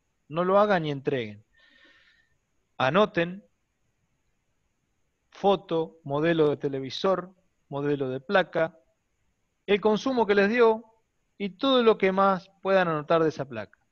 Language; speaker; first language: Spanish; native; Spanish